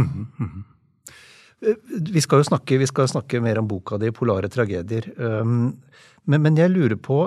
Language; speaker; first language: Norwegian; native; Norwegian